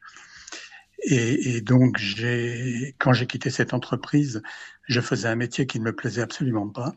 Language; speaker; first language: French; native; French